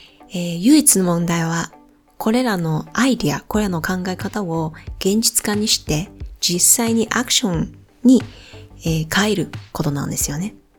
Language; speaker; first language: Japanese; non-native, fluent; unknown